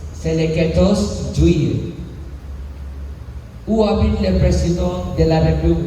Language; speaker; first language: French; non-native, learner; Sinhala